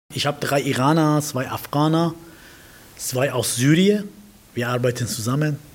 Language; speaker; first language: German; non-native, learner; Persian